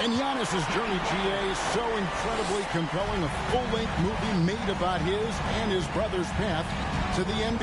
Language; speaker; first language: English; native; English